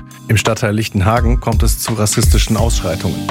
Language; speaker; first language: German; native; German